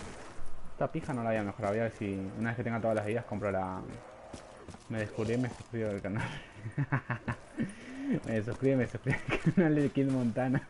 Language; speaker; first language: Spanish; native; Spanish